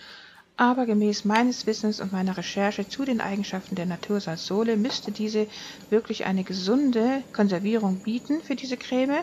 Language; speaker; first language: German; native; German